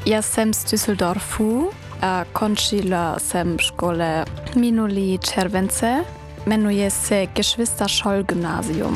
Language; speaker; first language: Czech; non-native, learner; German